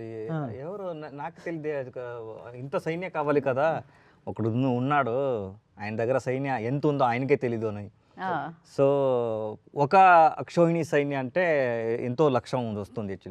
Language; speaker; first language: Telugu; non-native, learner; Kannada